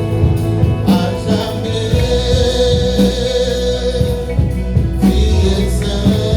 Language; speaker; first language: French; non-native, local second language; Lingala